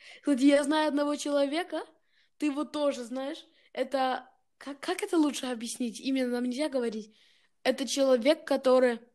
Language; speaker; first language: Russian; early bilingual, heritage; Russian